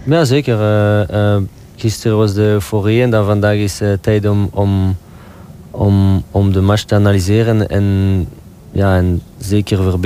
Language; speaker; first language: Dutch; non-native, local second language; French